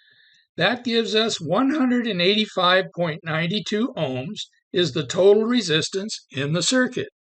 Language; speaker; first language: English; native; English